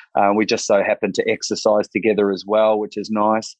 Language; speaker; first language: English; native; English